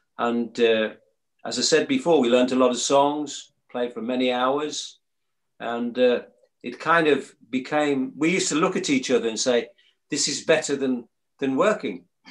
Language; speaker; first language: English; native; English